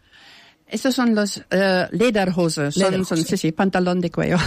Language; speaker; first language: Spanish; non-native, fluent; German